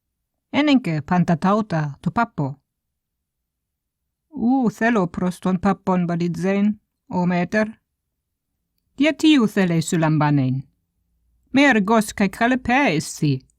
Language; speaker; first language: Greek; non-native, fluent; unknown